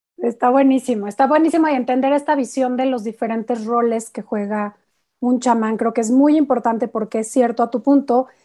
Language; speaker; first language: Spanish; native; Spanish